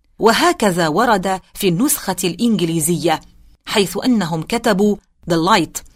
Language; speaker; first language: Arabic; native; Arabic